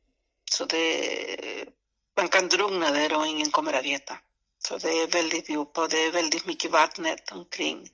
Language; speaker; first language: Swedish; non-native, fluent; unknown